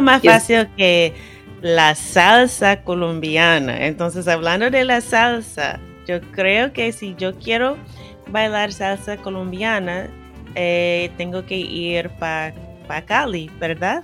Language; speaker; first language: Spanish; non-native, fluent; English